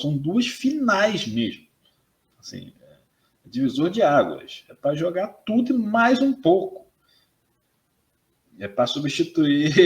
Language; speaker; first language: Portuguese; native; Portuguese